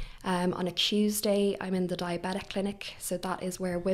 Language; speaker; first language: English; native; English